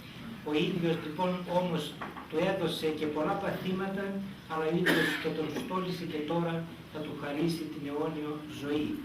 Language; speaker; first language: Greek; native; Greek